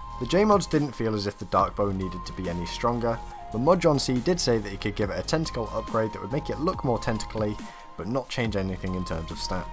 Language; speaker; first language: English; native; English